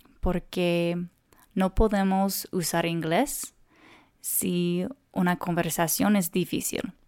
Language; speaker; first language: Spanish; non-native, learner; English